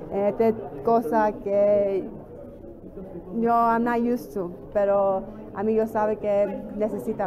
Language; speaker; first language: Spanish; early bilingual, heritage; English